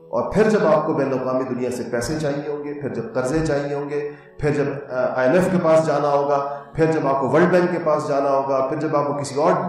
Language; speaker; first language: Urdu; native; Urdu